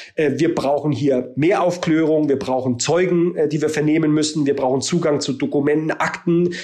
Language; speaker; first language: German; native; German